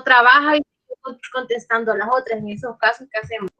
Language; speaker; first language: Spanish; native; Spanish